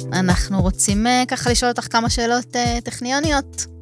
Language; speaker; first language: Hebrew; native; Hebrew